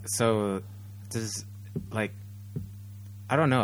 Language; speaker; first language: English; native; English